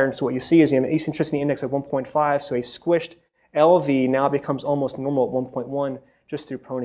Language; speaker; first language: English; native; English